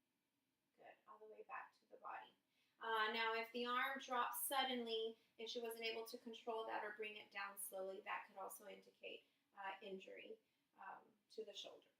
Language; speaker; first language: English; native; English